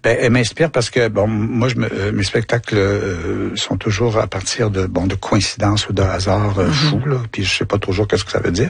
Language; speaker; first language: French; native; French